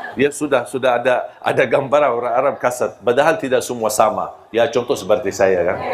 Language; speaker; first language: Malay; non-native, fluent; Arabic